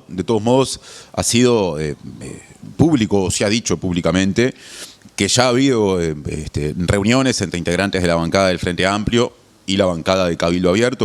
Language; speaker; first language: Spanish; native; Spanish